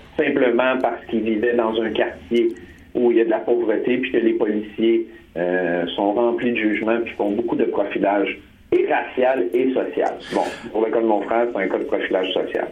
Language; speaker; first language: French; native; French